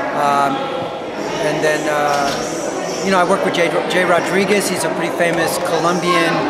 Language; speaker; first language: English; native; English